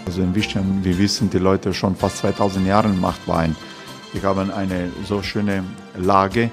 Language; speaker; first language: German; non-native, learner; Croatian